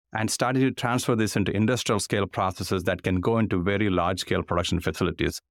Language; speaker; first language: English; non-native, local second language; Telugu